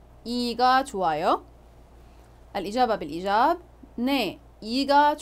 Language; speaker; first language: Korean; non-native, fluent; Arabic